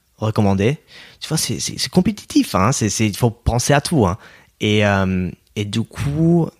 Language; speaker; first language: French; non-native, fluent; English